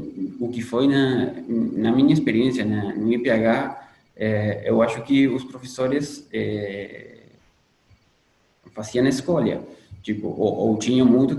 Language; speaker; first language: Portuguese; non-native, fluent; Spanish